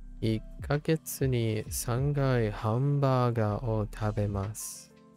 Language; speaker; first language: Japanese; non-native, learner; English